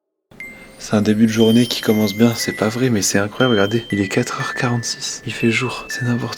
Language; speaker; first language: French; native; French